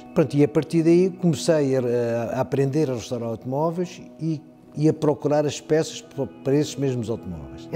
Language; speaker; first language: Portuguese; native; Portuguese